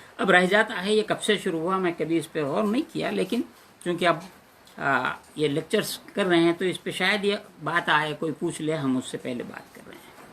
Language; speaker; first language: Urdu; native; Urdu